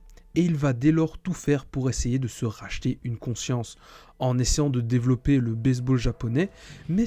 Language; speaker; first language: French; native; French